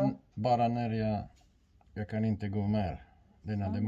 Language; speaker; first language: Swedish; non-native, learner; Romanian